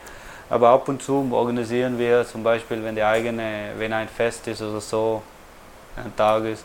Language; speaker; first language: German; non-native, fluent; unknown